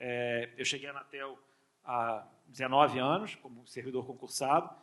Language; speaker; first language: Portuguese; native; Portuguese